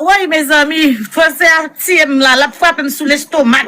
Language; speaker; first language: French; non-native, learner; Haitian Creole